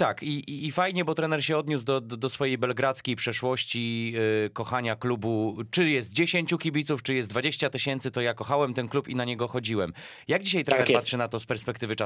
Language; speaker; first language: Polish; native; Polish